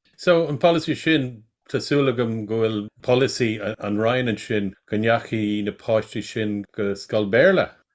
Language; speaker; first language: Irish; non-native, local second language; English